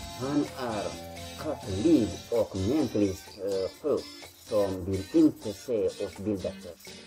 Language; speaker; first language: Swedish; non-native, learner; Tigrinya